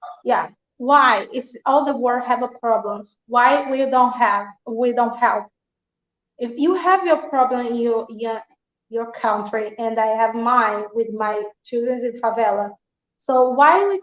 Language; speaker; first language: English; non-native, learner; Portuguese